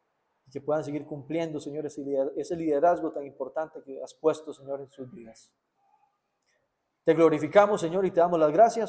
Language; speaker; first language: Spanish; native; Spanish